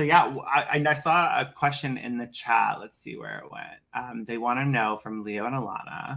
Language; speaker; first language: English; native; English